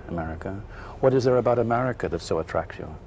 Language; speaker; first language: English; native; English